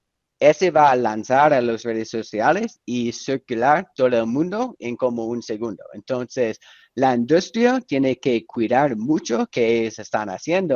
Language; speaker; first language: Spanish; non-native, fluent; English